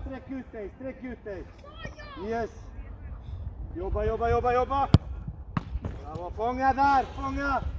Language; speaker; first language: Swedish; non-native, fluent; Serbian